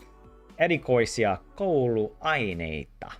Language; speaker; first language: Finnish; non-native, learner; English